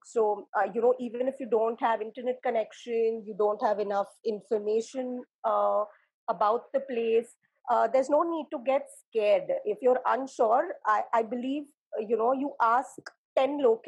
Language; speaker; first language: English; non-native, local second language; Hindi